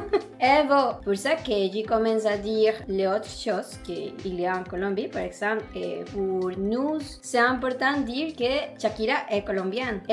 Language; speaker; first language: French; non-native, learner; Spanish